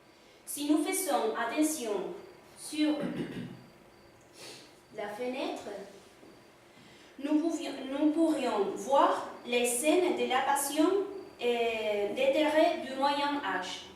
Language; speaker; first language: French; non-native, learner; Spanish